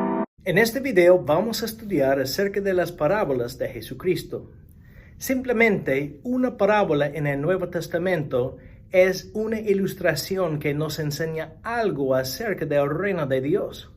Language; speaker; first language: Spanish; non-native, fluent; English